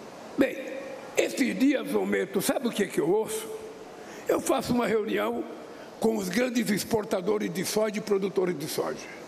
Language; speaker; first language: Portuguese; native; Portuguese